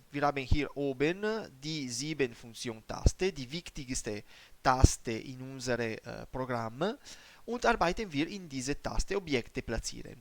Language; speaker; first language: German; non-native, learner; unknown